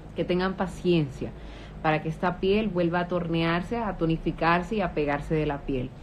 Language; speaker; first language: Spanish; native; Spanish